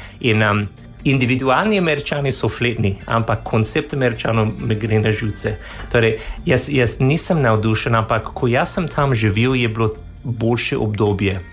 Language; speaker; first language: Slovenian; non-native, fluent; English